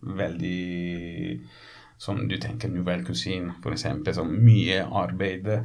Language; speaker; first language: Norwegian; non-native, fluent; Italian